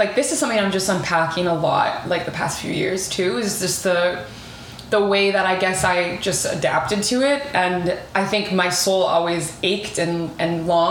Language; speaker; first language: English; native; English